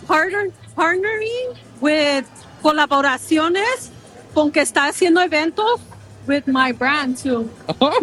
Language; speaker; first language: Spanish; early bilingual, heritage; Spanish